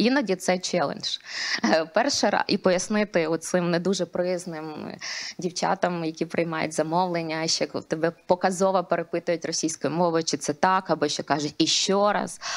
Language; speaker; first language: Ukrainian; non-native, local second language; Russian